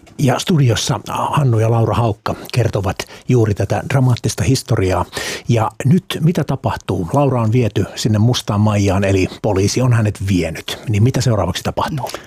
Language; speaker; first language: Finnish; native; Finnish